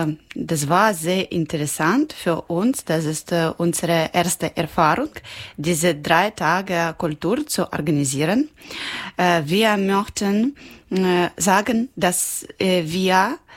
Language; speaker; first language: German; non-native, learner; Ukrainian